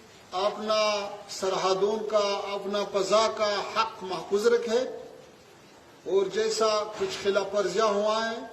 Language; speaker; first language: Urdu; non-native, fluent; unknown